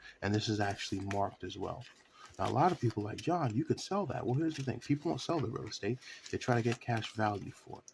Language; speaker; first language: English; native; English